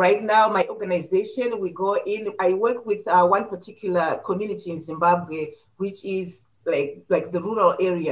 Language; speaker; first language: English; non-native, local second language; Shona